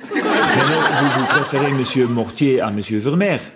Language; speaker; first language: French; native; French